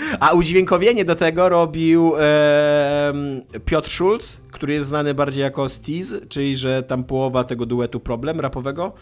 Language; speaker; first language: Polish; native; Polish